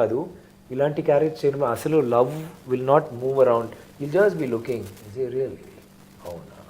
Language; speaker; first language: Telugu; non-native, learner; Tamil